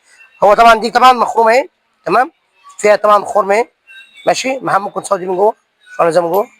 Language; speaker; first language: Arabic; native; Arabic